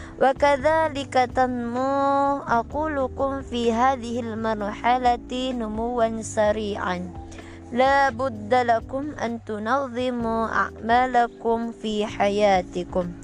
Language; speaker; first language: Arabic; non-native, learner; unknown